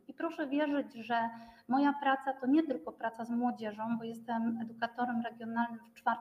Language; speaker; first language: Polish; native; Polish